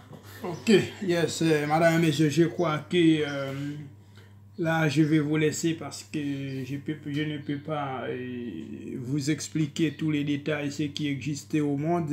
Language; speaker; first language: French; non-native, local second language; Haitian Creole